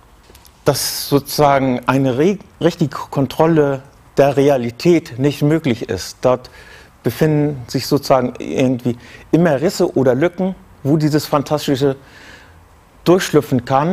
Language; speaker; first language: German; native; German